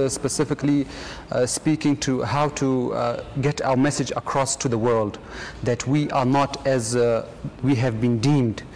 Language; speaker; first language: English; non-native, fluent; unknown